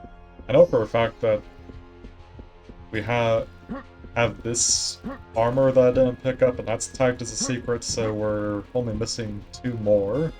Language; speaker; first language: English; native; English